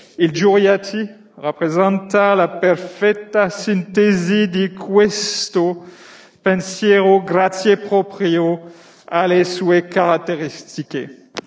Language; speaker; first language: Italian; non-native, learner; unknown